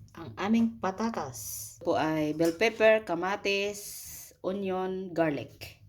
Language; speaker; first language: Filipino; non-native, local second language; Hiligaynon